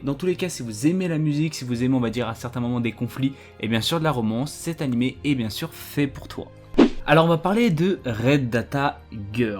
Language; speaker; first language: French; native; French